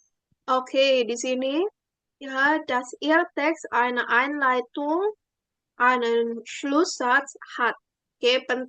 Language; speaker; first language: German; non-native, fluent; Indonesian